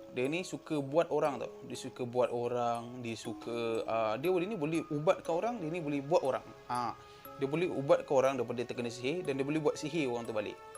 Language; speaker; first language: Malay; native; Malay